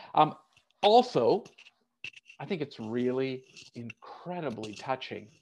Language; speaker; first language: English; native; English